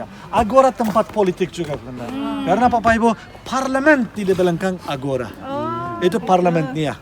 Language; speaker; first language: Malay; non-native, fluent; Turkish